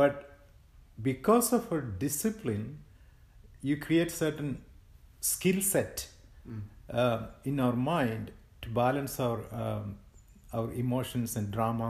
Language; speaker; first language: English; non-native, local second language; Malayalam